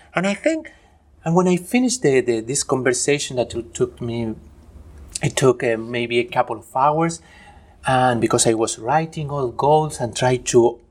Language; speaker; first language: English; non-native, fluent; Spanish